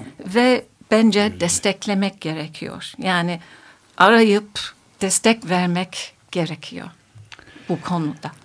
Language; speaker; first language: Turkish; non-native, fluent; English